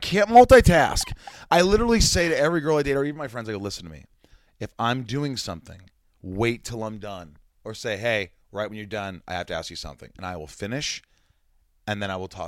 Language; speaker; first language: English; native; English